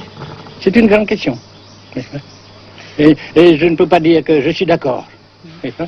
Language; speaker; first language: French; non-native, local second language; Vietnamese